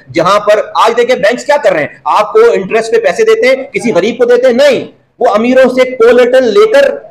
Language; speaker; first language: Urdu; native; Urdu